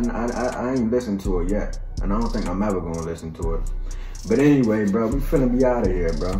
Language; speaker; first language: English; native; English